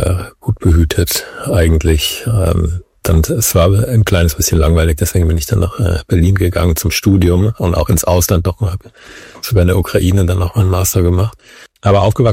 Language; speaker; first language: German; native; German